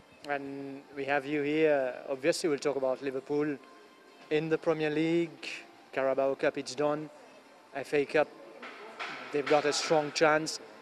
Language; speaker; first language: English; non-native, local second language; Morisyen